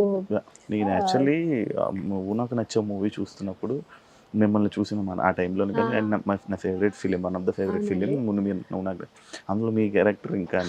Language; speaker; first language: Telugu; native; Telugu